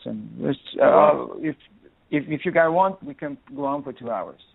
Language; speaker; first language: English; non-native, fluent; Swedish